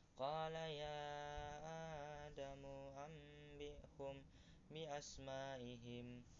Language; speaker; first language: Arabic; non-native, learner; Indonesian